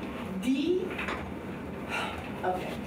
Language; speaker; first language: English; non-native, fluent; German